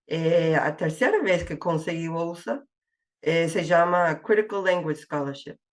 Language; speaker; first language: Portuguese; non-native, fluent; English